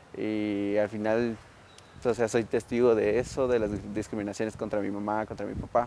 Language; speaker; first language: Spanish; native; Spanish